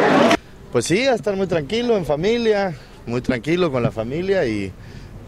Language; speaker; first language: Spanish; native; Spanish